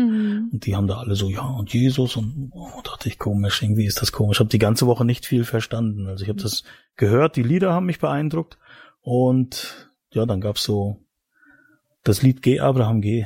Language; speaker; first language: German; native; German